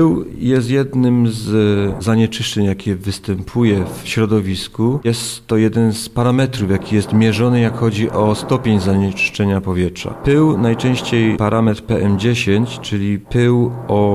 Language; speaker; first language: Polish; native; Polish